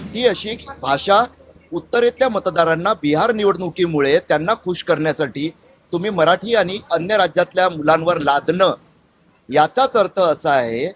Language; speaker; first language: Marathi; native; Marathi